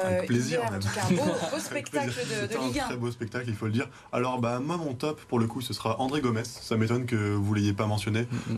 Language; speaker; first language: French; native; French